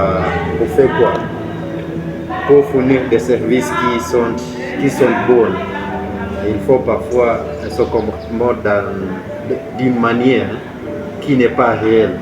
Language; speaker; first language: French; non-native, fluent; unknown